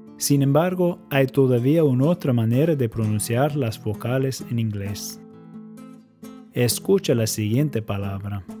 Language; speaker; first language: Spanish; non-native, fluent; English